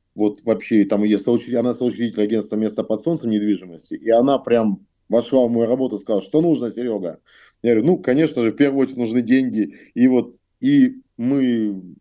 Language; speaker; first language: Russian; native; Russian